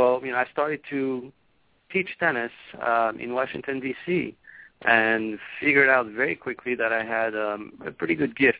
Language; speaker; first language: English; non-native, local second language; French